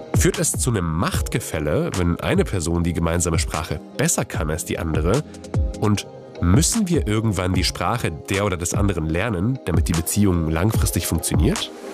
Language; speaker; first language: German; non-native, fluent; Polish